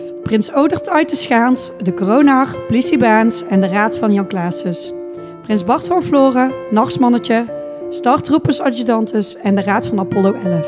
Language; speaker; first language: Dutch; native; Dutch